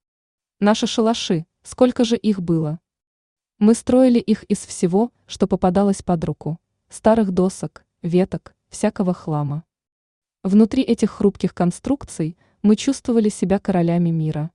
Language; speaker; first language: Russian; native; Russian